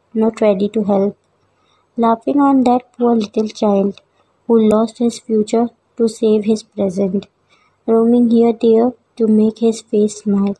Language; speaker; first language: English; non-native, local second language; Hindi